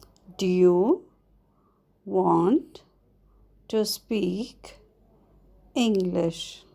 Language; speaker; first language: English; non-native, fluent; Arabic